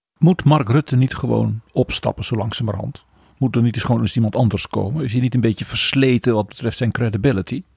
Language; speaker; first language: Dutch; native; Dutch